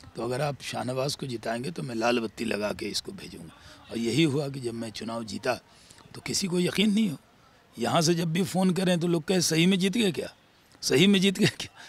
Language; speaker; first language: Hindi; native; Hindi